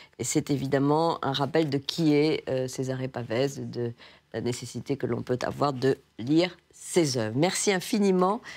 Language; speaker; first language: French; native; French